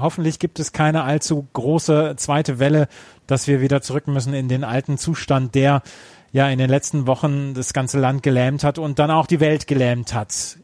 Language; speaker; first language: German; native; German